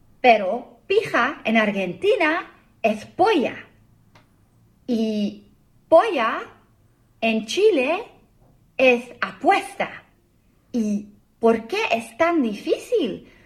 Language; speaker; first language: Spanish; non-native, learner; English